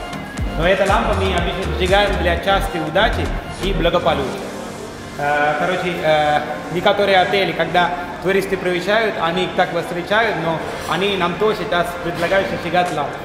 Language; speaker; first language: Russian; non-native, learner; Sinhala